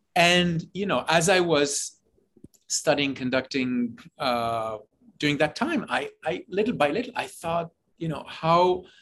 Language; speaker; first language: English; non-native, fluent; Hebrew